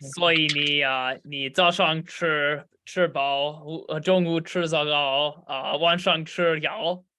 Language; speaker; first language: Chinese; non-native, learner; English